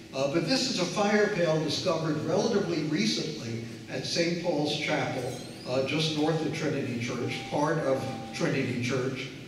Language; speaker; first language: English; native; English